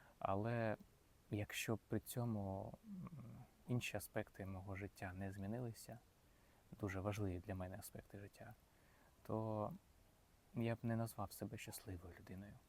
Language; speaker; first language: Ukrainian; non-native, local second language; Russian